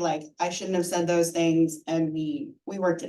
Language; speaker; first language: English; native; English